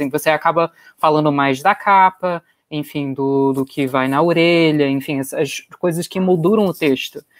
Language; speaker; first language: Portuguese; non-native, fluent; English